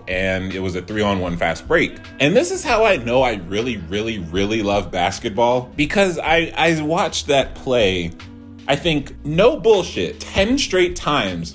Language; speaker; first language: English; native; English